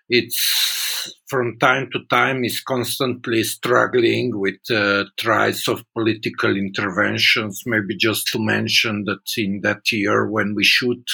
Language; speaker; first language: English; non-native, fluent; Slovenian